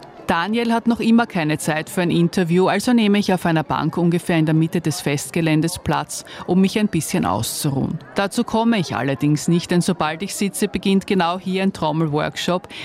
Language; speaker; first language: German; native; German